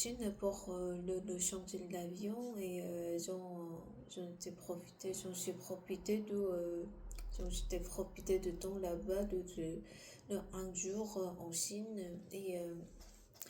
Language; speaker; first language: French; non-native, learner; Korean